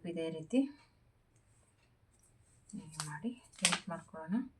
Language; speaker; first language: Kannada; native; Kannada